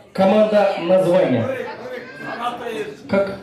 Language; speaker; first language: Russian; non-native, local second language; Kyrgyz